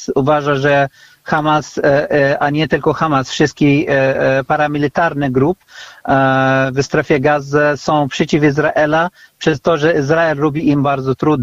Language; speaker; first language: Polish; non-native, fluent; Arabic